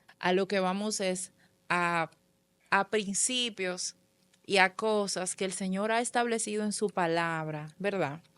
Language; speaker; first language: Spanish; native; Spanish